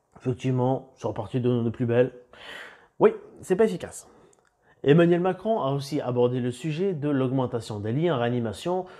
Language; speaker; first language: French; native; French